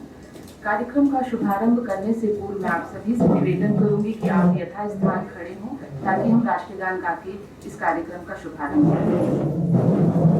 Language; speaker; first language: Hindi; native; Hindi